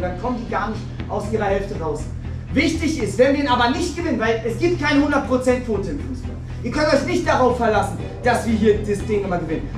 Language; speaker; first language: German; native; German